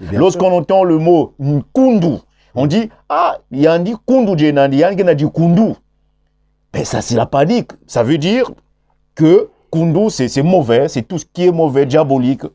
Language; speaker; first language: French; non-native, local second language; Kongo